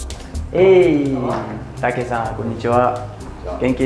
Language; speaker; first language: Japanese; non-native, fluent; French